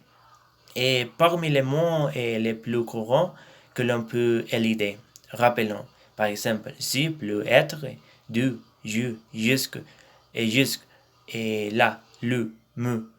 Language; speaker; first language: French; non-native, learner; Spanish